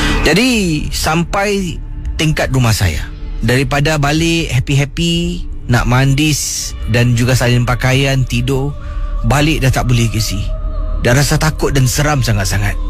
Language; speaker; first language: Malay; native; Malay